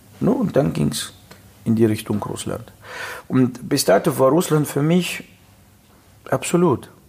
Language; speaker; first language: German; non-native, fluent; Russian